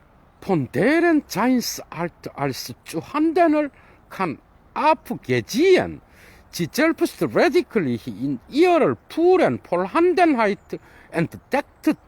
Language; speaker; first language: German; non-native, fluent; Korean